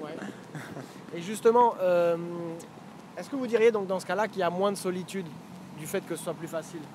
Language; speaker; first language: French; native; French